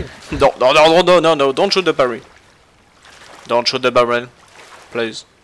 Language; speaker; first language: English; non-native, learner; French